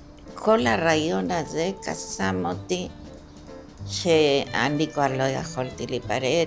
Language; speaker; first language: Hebrew; non-native, fluent; Spanish